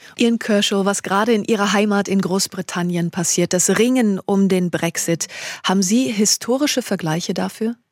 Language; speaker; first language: German; native; German